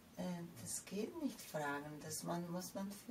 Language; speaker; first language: German; non-native, fluent; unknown